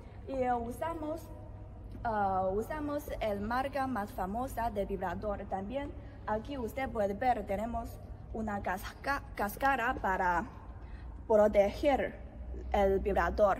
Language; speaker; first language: Spanish; non-native, learner; Chinese